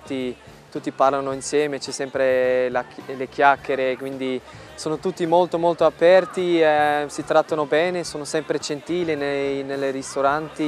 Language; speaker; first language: Italian; non-native, fluent; German